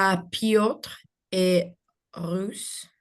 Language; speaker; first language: French; non-native, learner; Spanish